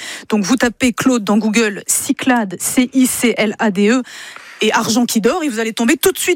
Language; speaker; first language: French; native; French